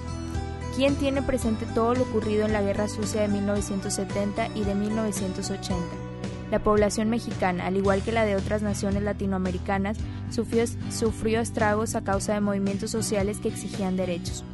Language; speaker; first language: Spanish; native; Spanish